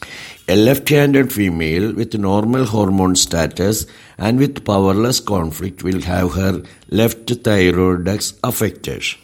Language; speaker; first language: English; non-native, local second language; Malayalam